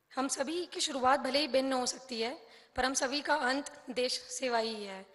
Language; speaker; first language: Hindi; native; Hindi